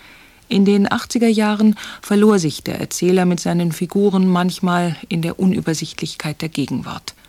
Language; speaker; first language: German; native; German